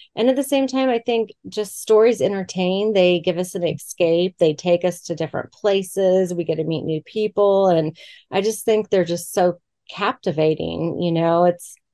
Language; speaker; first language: English; native; English